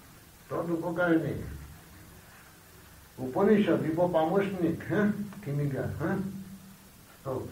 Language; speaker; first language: Russian; non-native, learner; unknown